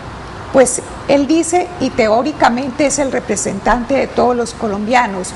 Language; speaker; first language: Spanish; native; Spanish